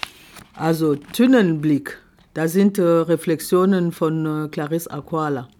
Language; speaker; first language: German; non-native, fluent; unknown